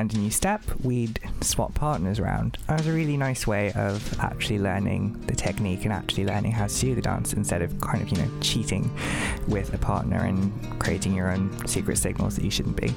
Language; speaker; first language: English; non-native, local second language; Bangla